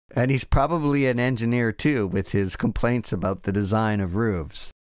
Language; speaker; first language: English; native; English